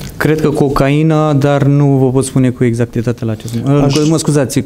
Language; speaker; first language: Romanian; native; Romanian